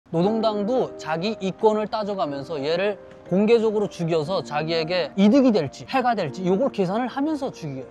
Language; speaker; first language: Korean; native; Korean